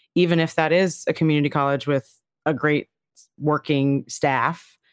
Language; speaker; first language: English; native; English